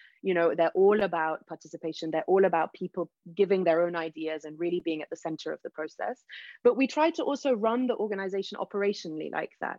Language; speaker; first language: English; native; English